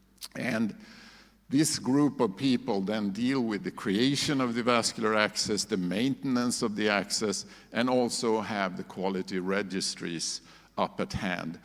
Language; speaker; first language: English; non-native, fluent; Swedish